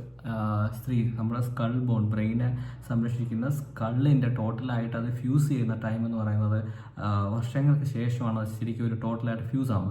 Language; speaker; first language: Malayalam; native; Malayalam